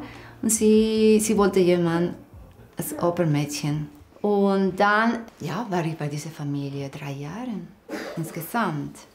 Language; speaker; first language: German; non-native, fluent; Spanish